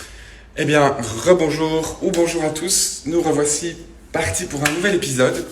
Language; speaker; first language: French; native; French